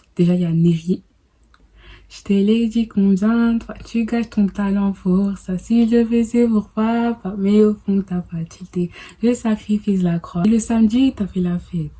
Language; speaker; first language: French; early bilingual, other home language; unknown